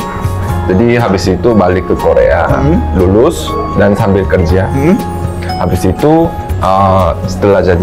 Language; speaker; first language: Indonesian; non-native, fluent; Korean